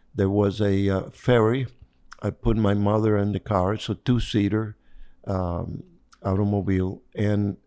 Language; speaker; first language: English; non-native, fluent; Spanish